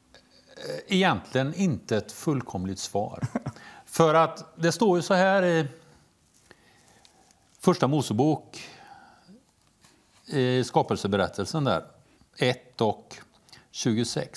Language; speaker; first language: Swedish; native; Swedish